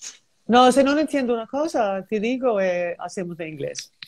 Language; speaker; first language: Spanish; non-native, learner; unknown